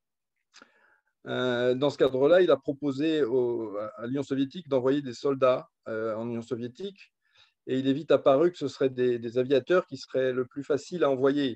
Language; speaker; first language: French; native; French